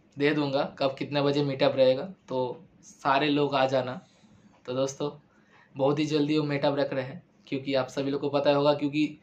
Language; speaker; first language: Hindi; non-native, local second language; Bangla